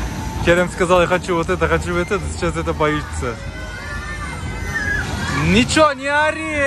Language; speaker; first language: Russian; non-native, learner; Turkish